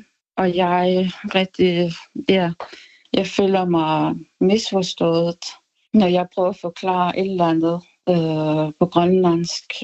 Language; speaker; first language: Danish; non-native, local second language; Kalaallisut